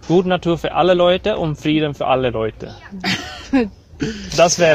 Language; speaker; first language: German; non-native, learner; Swedish